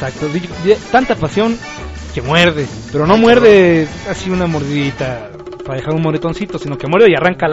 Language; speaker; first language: Spanish; native; Spanish